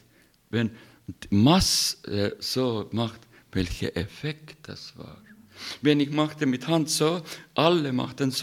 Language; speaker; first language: German; non-native, fluent; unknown